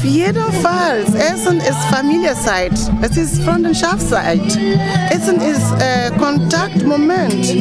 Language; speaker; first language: German; non-native, fluent; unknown